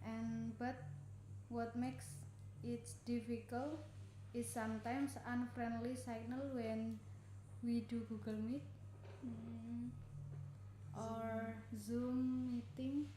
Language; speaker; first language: English; non-native, learner; Indonesian